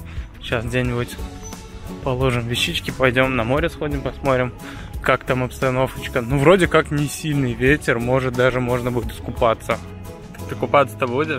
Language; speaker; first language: Russian; native; Russian